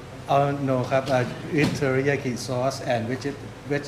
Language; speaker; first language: English; non-native, learner; Thai